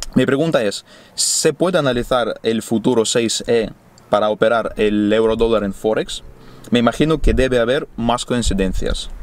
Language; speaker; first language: Spanish; non-native, fluent; Ukrainian